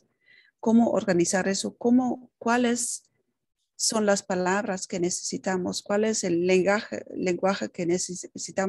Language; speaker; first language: Spanish; non-native, fluent; Dutch